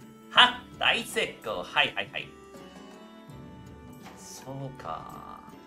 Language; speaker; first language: Japanese; non-native, learner; Spanish